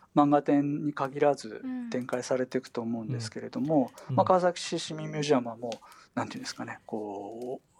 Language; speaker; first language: Japanese; native; Japanese